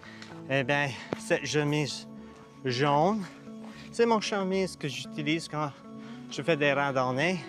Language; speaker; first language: French; non-native, learner; English